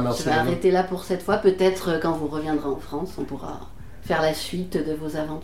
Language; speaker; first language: French; native; French